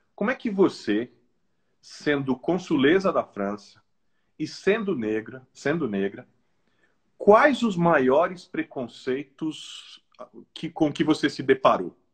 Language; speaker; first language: Portuguese; native; Portuguese